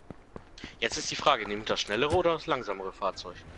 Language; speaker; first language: German; native; German